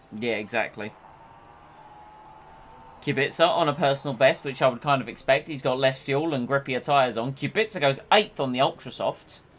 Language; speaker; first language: English; native; English